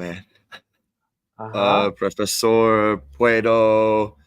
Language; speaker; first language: Spanish; non-native, learner; English